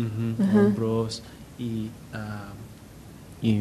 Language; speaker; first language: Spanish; non-native, learner; English